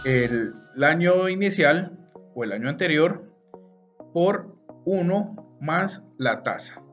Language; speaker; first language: Spanish; native; Spanish